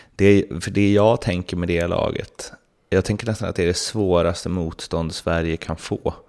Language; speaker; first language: Swedish; native; Swedish